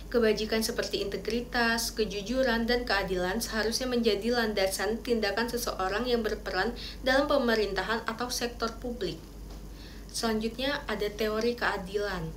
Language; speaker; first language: Indonesian; native; Indonesian